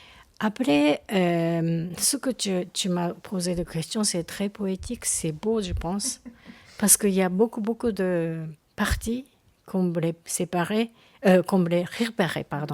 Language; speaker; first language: French; non-native, learner; Japanese